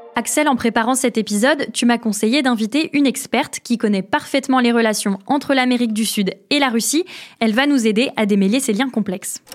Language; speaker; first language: French; native; French